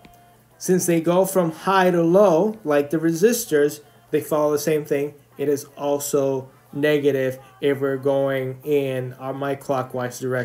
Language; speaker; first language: English; native; English